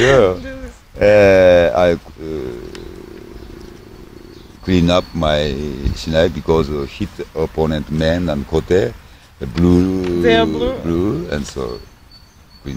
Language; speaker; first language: English; non-native, learner; Japanese